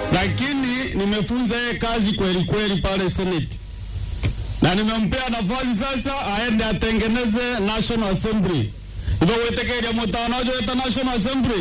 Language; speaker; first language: Swahili; non-native, local second language; Meru